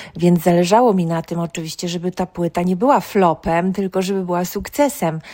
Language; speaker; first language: Polish; native; Polish